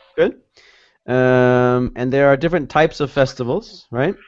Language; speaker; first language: English; native; English